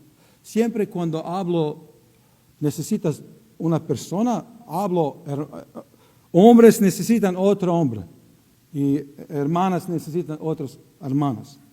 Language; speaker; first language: Spanish; non-native, learner; Croatian